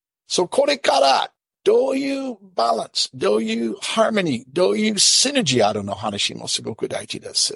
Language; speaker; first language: Japanese; non-native, fluent; English